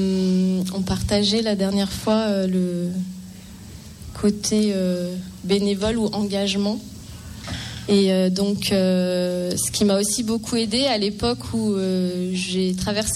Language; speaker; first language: French; native; French